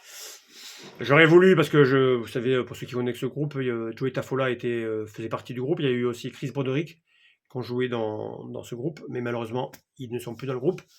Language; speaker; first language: French; native; French